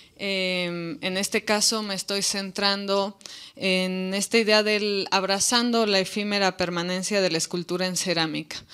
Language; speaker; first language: Spanish; native; Spanish